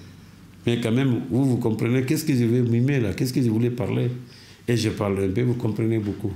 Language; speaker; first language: French; non-native, learner; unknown